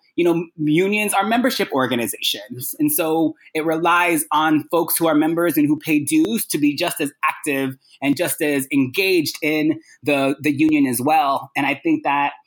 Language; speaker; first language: English; native; English